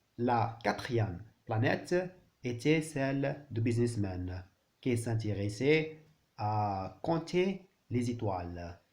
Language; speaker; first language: French; non-native, learner; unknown